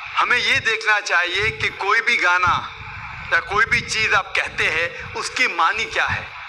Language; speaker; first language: Hindi; non-native, local second language; Konkani